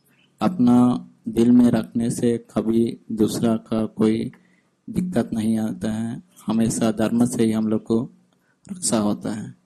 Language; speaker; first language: Hindi; non-native, fluent; Sinhala